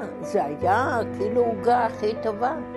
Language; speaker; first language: Hebrew; non-native, fluent; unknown